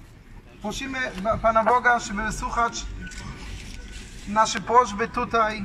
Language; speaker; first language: Polish; non-native, learner; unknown